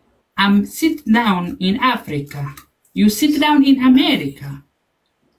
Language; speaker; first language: English; non-native, learner; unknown